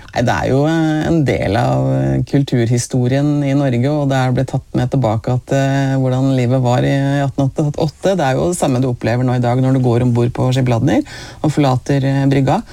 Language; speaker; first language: Norwegian; native; Norwegian